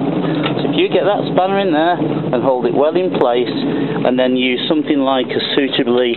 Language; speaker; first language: English; native; English